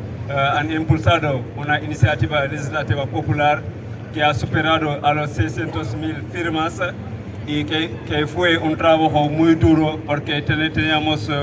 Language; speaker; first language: Spanish; non-native, fluent; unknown